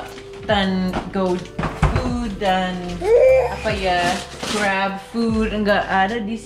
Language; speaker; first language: Indonesian; non-native, learner; English